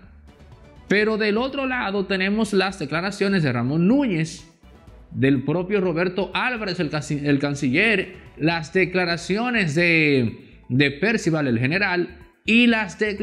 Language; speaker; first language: Spanish; native; Spanish